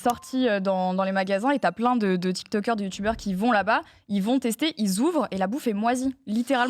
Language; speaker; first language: French; native; French